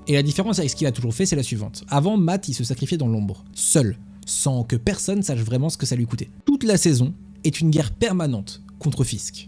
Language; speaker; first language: French; native; French